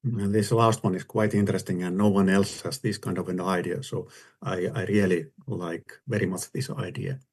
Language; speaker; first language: English; non-native, fluent; Finnish